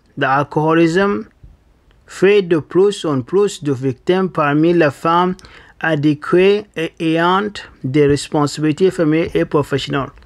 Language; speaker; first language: French; non-native, learner; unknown